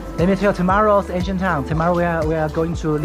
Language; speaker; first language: English; non-native, learner; Chinese